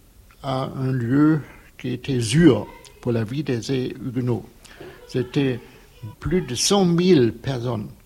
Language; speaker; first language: French; non-native, fluent; German